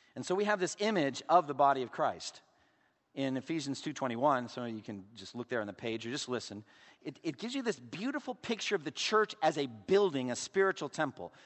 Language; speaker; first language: English; native; English